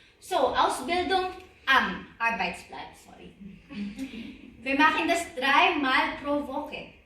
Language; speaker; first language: German; non-native, learner; Filipino